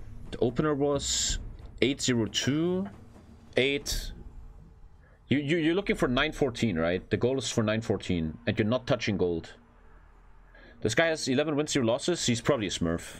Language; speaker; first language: English; non-native, fluent; German